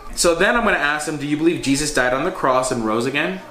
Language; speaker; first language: English; early bilingual, other home language; Spanish